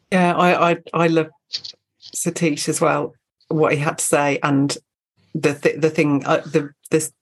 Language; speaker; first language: English; native; English